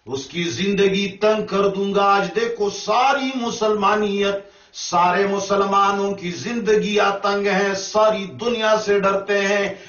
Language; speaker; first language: Urdu; non-native, local second language; Pashto